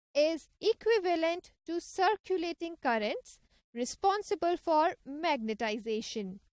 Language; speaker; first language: English; non-native, local second language; Punjabi